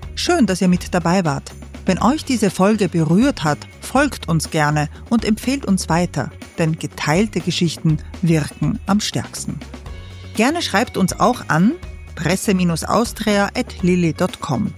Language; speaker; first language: German; native; German